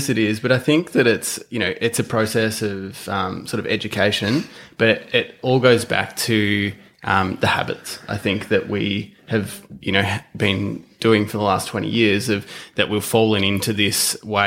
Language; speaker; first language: English; native; English